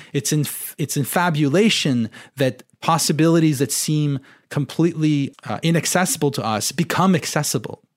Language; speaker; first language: English; non-native, fluent; French